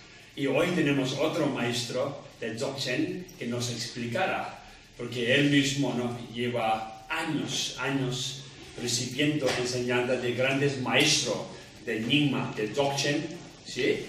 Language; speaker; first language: Spanish; non-native, learner; Tibetan